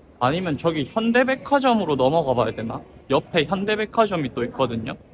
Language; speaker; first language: Korean; native; Korean